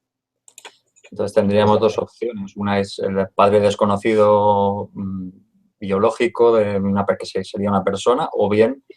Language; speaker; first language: Spanish; native; Spanish